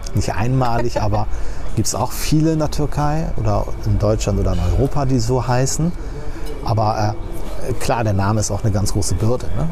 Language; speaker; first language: German; early bilingual, other home language; Turkish